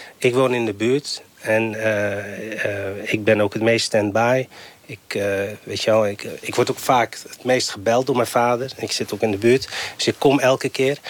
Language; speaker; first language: Dutch; early bilingual, other home language; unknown